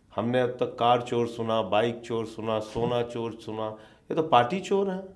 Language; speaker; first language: Hindi; native; Hindi